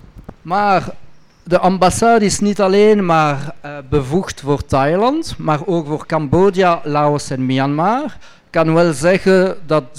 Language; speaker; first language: Dutch; non-native, local second language; French